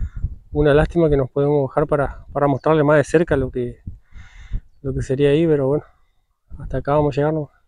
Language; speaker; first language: Spanish; native; Spanish